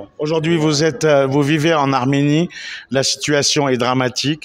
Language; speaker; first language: French; native; French